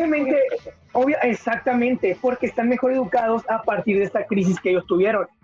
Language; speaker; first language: Spanish; native; Spanish